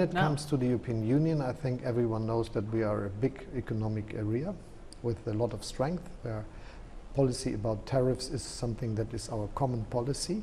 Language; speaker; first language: English; non-native, fluent; German